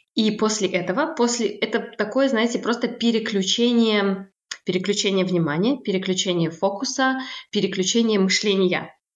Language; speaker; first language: Russian; native; Russian